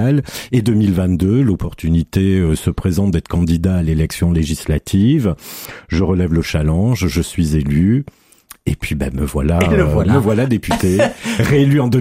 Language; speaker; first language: French; native; French